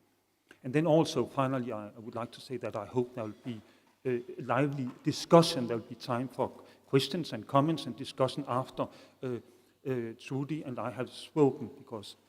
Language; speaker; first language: English; non-native, fluent; Danish